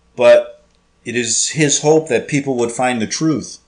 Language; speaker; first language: English; native; English